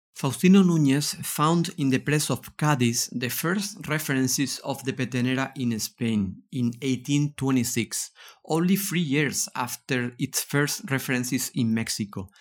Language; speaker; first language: English; non-native, fluent; Spanish